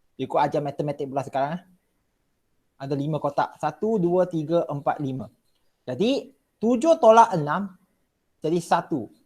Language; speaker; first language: Malay; non-native, local second language; Chinese